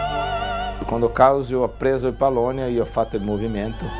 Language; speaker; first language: Italian; non-native, fluent; Portuguese